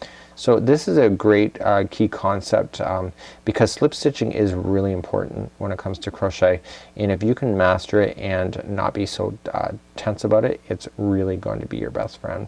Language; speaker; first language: English; native; English